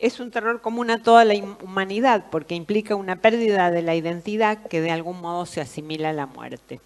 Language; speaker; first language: Spanish; native; Spanish